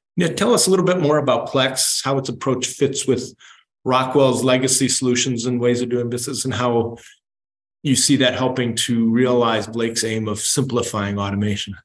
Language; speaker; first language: English; native; English